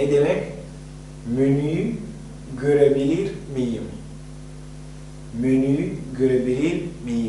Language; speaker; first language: Turkish; non-native, fluent; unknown